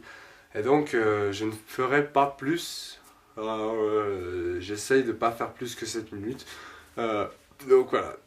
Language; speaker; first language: French; native; French